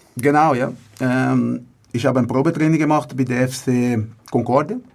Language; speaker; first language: German; non-native, fluent; Portuguese